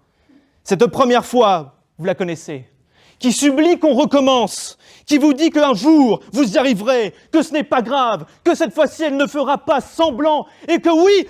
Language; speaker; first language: French; native; French